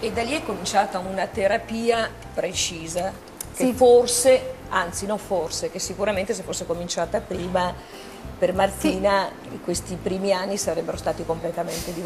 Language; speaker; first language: Italian; native; Italian